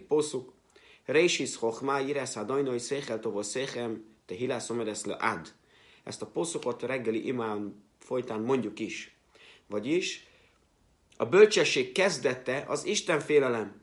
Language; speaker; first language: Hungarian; native; Hungarian